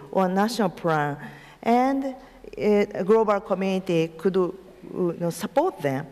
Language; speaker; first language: English; non-native, learner; Japanese